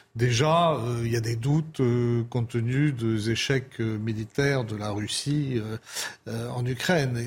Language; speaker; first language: French; non-native, fluent; English